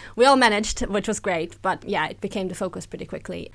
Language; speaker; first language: English; non-native, fluent; German